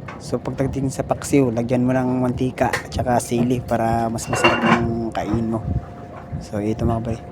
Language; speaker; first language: Filipino; native; Filipino